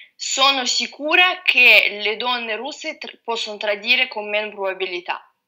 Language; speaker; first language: Italian; non-native, fluent; Russian